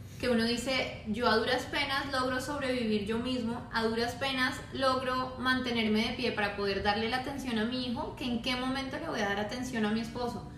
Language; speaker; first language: Spanish; native; Spanish